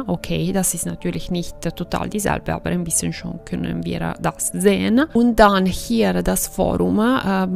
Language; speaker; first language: German; non-native, fluent; Italian